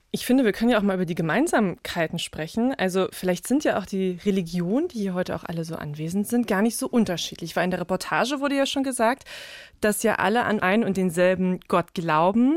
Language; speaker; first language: German; native; German